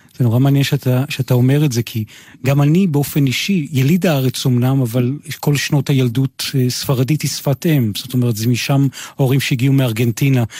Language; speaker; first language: Hebrew; native; Hebrew